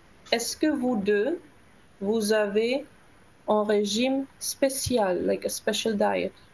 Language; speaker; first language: French; native; French